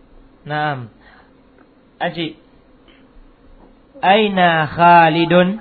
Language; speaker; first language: Arabic; non-native, fluent; Indonesian